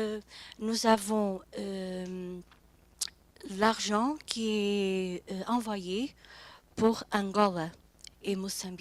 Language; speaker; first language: French; non-native, fluent; Portuguese